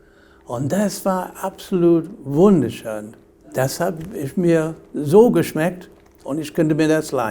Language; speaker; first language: German; non-native, fluent; English